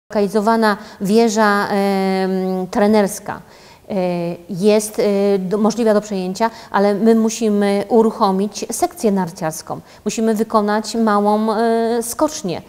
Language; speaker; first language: Polish; native; Polish